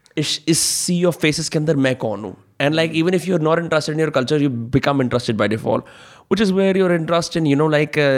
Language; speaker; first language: Hindi; native; Hindi